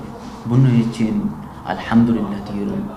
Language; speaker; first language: Turkish; non-native, learner; Bangla